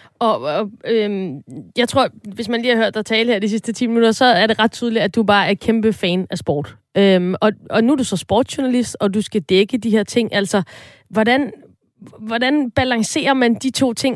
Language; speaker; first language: Danish; native; Danish